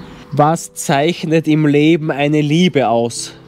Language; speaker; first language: German; native; German